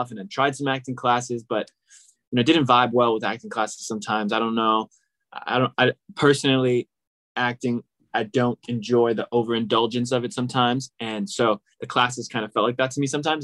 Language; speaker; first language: English; native; English